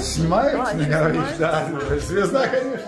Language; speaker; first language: Russian; non-native, local second language; Gagauz